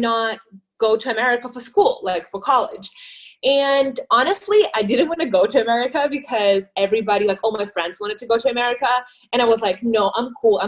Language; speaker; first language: English; non-native, fluent; Ukrainian